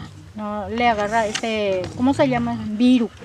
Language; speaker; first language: Spanish; non-native, local second language; Guarani